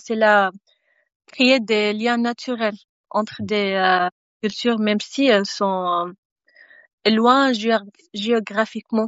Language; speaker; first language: French; non-native, fluent; Arabic